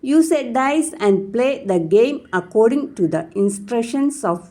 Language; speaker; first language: English; non-native, local second language; Malayalam